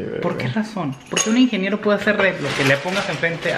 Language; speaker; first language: Spanish; native; Spanish